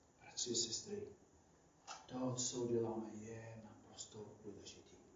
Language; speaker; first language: Czech; non-native, fluent; English